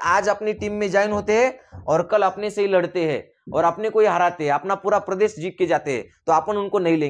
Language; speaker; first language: Hindi; non-native, local second language; Marathi